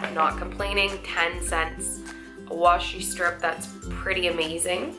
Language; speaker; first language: English; native; English